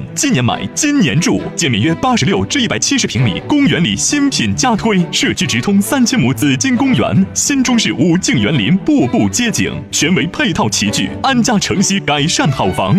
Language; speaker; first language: Chinese; native; Chinese